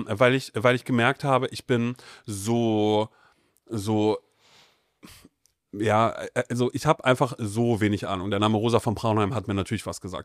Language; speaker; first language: German; native; German